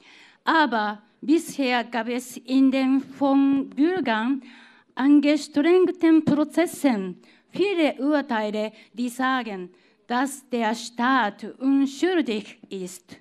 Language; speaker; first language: German; non-native, fluent; Japanese